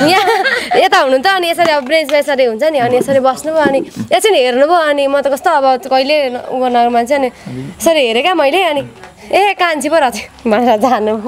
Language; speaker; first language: Nepali; native; Nepali